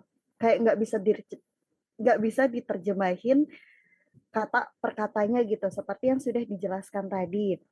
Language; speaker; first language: Indonesian; native; Indonesian